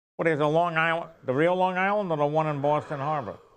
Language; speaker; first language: English; native; English